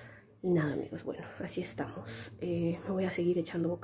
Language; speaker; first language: Spanish; native; Spanish